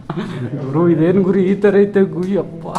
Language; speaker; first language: Kannada; native; Kannada